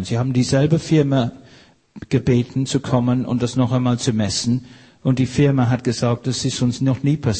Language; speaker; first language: German; non-native, fluent; English